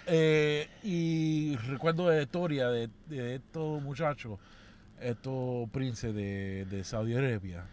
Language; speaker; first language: Spanish; non-native, learner; English